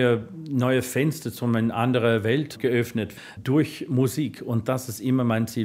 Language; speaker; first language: German; non-native, fluent; English